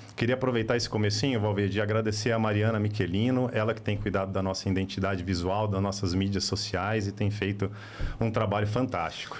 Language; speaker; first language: Portuguese; native; Portuguese